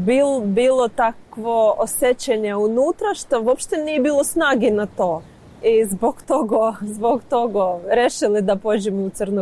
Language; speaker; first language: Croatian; non-native, learner; Ukrainian